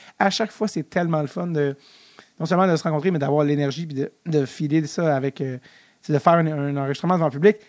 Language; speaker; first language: French; native; French